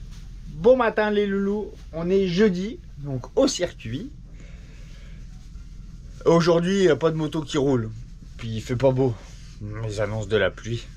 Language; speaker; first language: French; native; French